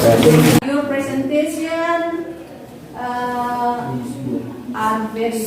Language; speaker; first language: English; non-native, learner; Indonesian